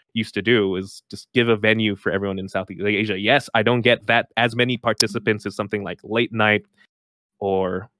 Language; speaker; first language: English; non-native, local second language; Filipino